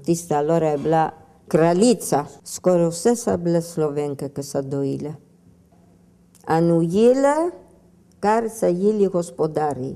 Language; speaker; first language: Slovenian; early bilingual, heritage; Slovenian